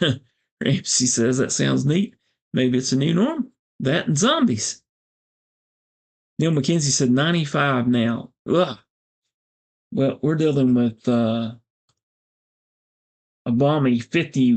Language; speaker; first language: English; native; English